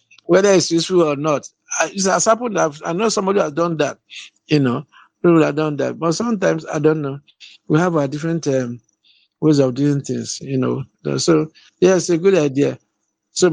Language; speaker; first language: English; non-native, local second language; Igbo